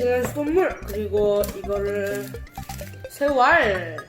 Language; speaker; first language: Korean; native; Korean